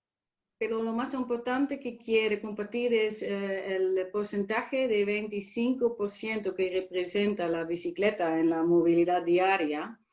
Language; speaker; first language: Spanish; non-native, fluent; Dutch